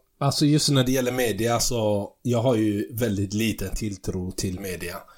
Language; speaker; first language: Swedish; early bilingual, other home language; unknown